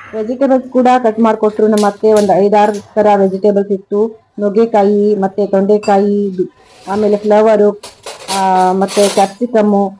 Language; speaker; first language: Kannada; non-native, local second language; Konkani